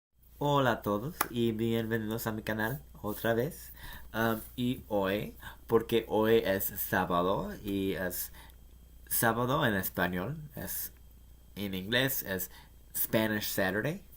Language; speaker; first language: Spanish; non-native, learner; English